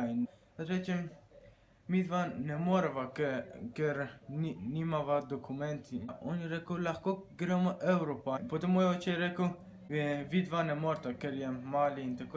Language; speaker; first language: Slovenian; non-native, learner; Persian